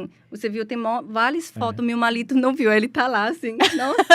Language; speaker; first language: Portuguese; non-native, learner; Chinese